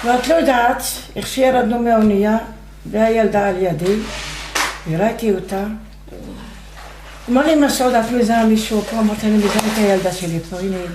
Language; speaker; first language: Hebrew; non-native, fluent; Arabic